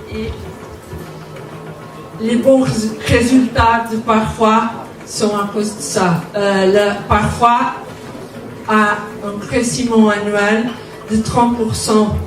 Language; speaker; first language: French; non-native, learner; Portuguese